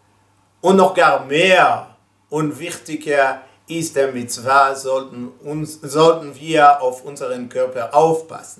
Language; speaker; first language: German; non-native, fluent; Hebrew